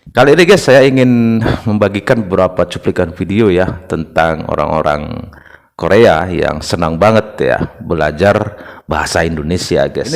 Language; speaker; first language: Indonesian; native; Indonesian